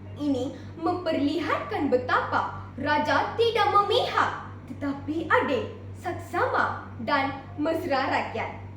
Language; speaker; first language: Malay; non-native, local second language; Tamil